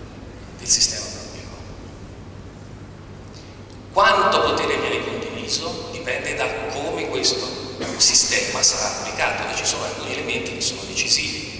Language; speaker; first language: Italian; native; Italian